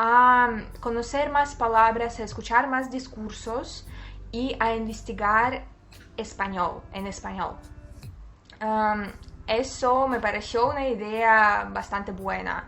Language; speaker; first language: Spanish; non-native, fluent; Russian